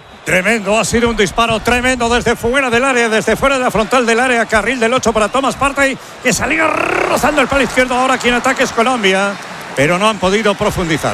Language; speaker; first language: Spanish; native; Spanish